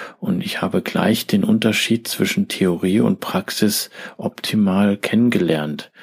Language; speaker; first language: German; native; German